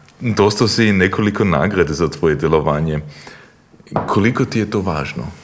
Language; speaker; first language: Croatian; early bilingual, heritage; Croatian